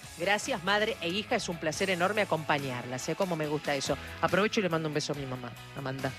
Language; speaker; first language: Spanish; native; Spanish